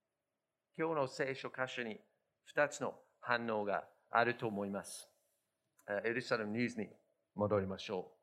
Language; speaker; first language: Japanese; non-native, fluent; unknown